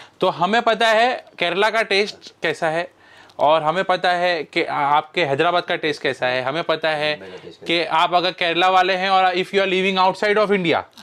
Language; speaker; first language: Hindi; non-native, local second language; Marwari